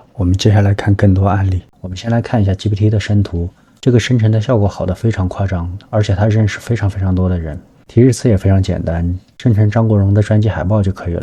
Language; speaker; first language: Chinese; native; Chinese